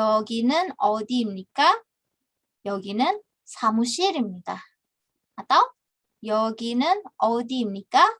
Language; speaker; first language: Korean; non-native, fluent; Indonesian